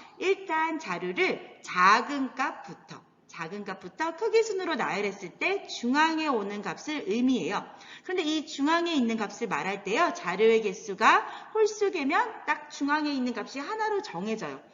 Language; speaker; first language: Korean; native; Korean